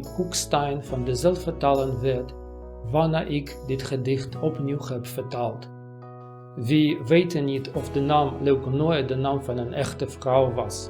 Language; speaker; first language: Dutch; non-native, learner; Russian